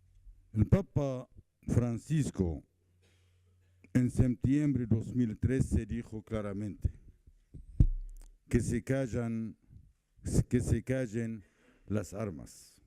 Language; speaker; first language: Spanish; non-native, fluent; Arabic